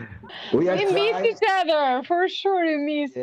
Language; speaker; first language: English; non-native, learner; Albanian